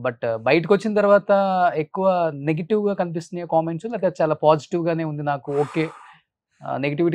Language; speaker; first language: Telugu; native; Telugu